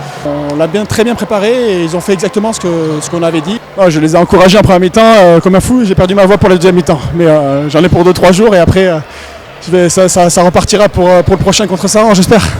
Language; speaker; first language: French; native; French